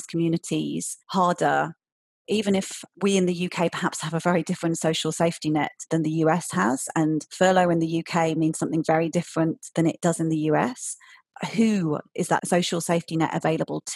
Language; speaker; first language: English; native; English